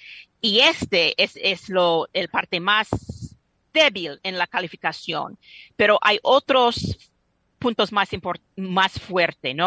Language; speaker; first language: Spanish; non-native, fluent; English